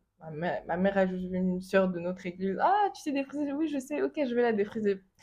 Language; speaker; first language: French; non-native, local second language; Lingala